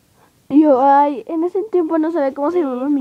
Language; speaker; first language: Spanish; native; Spanish